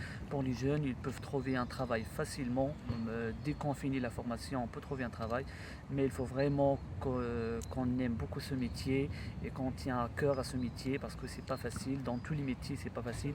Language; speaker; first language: French; non-native, local second language; Arabic